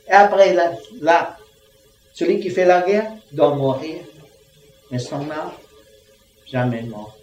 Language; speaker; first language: French; non-native, learner; Vietnamese